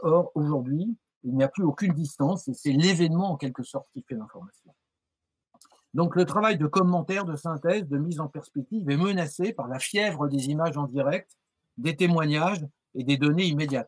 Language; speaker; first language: French; native; French